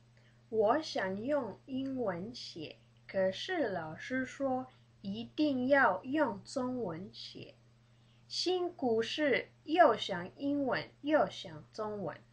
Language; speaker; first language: Chinese; early bilingual, heritage; Chinese